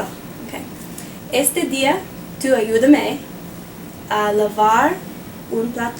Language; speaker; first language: Spanish; non-native, learner; English